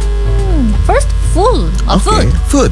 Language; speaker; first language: English; non-native, learner; Indonesian